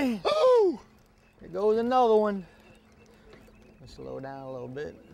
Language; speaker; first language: English; native; English